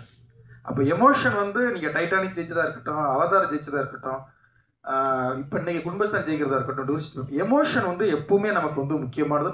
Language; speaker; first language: Tamil; native; Tamil